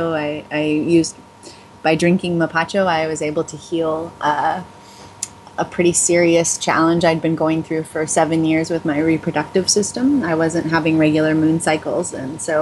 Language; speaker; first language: English; native; English